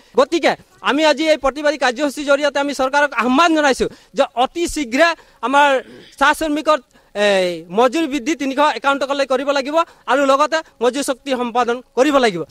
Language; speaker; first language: Assamese; non-native, local second language; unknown